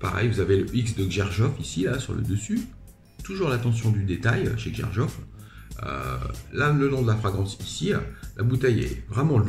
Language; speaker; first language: French; native; French